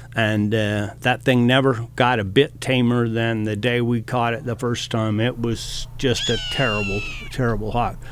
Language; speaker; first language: English; native; English